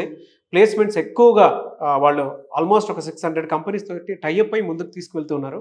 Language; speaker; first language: Telugu; native; Telugu